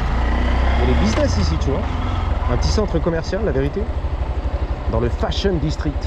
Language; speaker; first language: French; native; French